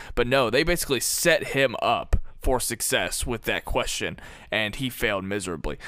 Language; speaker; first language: English; native; English